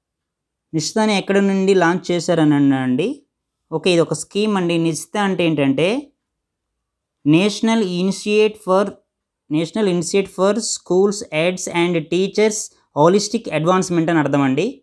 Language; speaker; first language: Telugu; native; Telugu